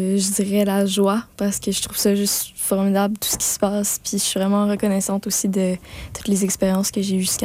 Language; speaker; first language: French; native; French